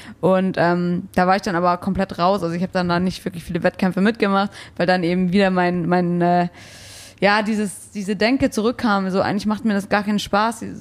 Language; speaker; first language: German; early bilingual, other home language; English